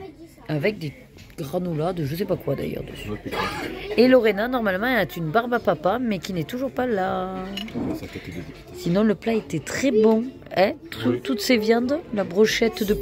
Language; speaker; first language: French; native; French